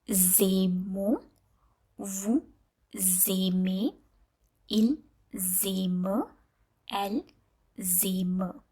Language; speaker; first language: French; non-native, fluent; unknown